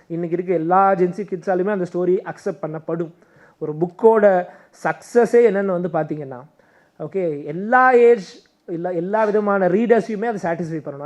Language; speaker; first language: Tamil; native; Tamil